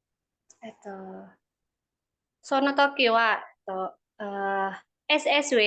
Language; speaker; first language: Japanese; non-native, learner; Indonesian